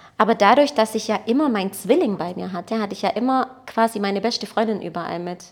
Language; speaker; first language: German; early bilingual, other home language; Portuguese